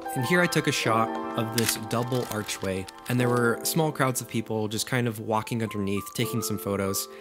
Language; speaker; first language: English; native; English